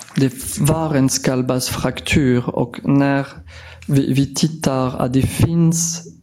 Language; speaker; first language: Swedish; non-native, fluent; French